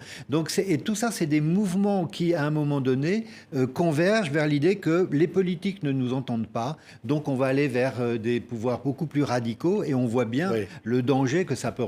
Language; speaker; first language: French; native; French